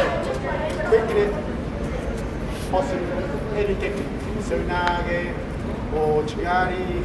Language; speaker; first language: English; non-native, learner; Spanish